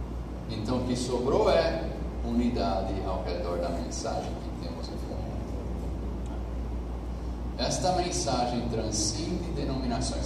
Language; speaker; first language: Portuguese; non-native, fluent; English